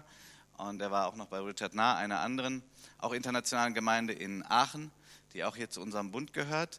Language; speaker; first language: German; native; German